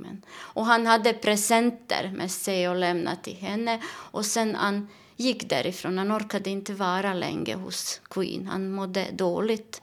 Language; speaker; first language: Swedish; non-native, learner; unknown